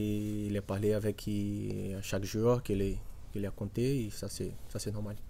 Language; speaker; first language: French; non-native, learner; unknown